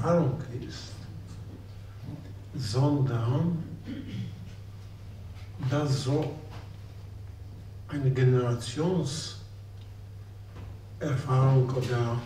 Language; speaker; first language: German; non-native, fluent; Polish